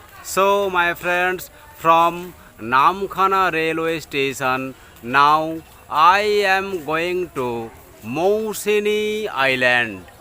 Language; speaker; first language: English; non-native, local second language; Bangla